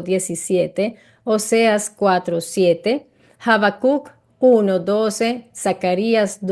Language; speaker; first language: Spanish; native; Spanish